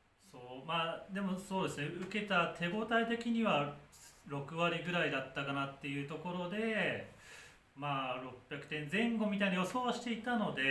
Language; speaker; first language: Japanese; native; Japanese